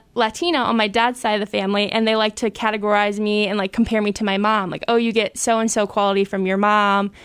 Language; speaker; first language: English; native; English